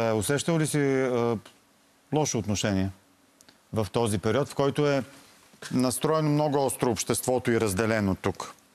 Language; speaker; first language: Bulgarian; native; Bulgarian